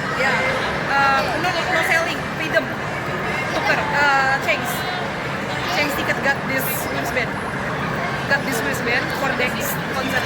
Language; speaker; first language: English; non-native, learner; Indonesian